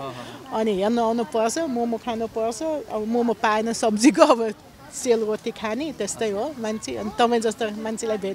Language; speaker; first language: Nepali; early bilingual, other home language; German